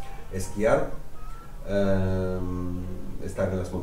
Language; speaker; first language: Spanish; non-native, fluent; French